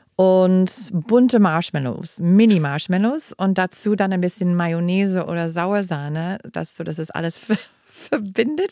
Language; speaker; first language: German; non-native, fluent; English